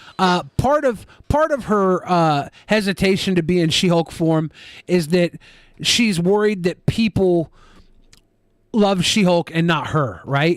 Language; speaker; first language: English; native; English